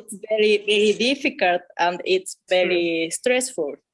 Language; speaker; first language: English; non-native, fluent; Japanese